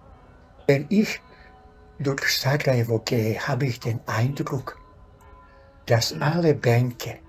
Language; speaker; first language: German; non-native, fluent; Bosnian